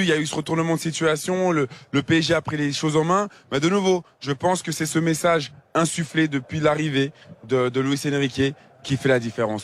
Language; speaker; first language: French; native; French